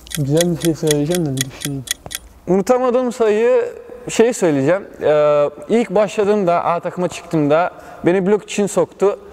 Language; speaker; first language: Turkish; early bilingual, other home language; Bosnian